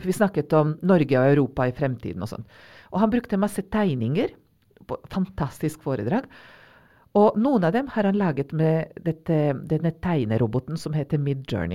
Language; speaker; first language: Norwegian; non-native, fluent; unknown